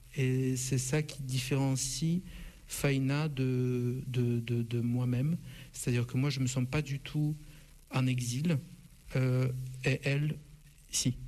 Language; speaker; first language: French; non-native, fluent; Russian